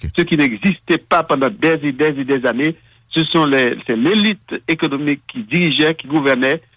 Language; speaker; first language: French; non-native, local second language; Haitian Creole